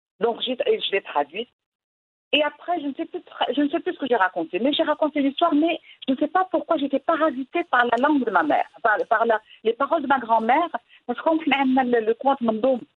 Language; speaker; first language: French; non-native, local second language; Arabic